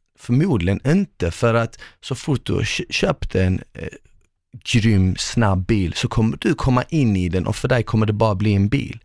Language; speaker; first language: Swedish; early bilingual, other home language; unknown